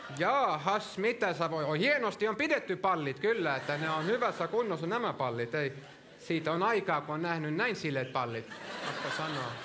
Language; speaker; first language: Finnish; non-native, local second language; Swedish